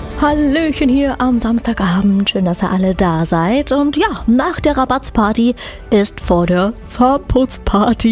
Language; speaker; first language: German; native; German